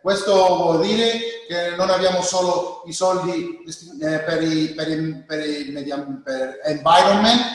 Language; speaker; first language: Italian; non-native, learner; Spanish